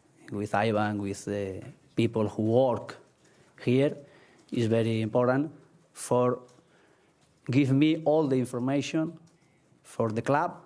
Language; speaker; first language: English; non-native, learner; Spanish